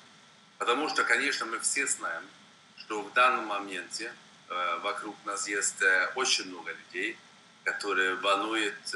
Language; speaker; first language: Russian; non-native, fluent; Swedish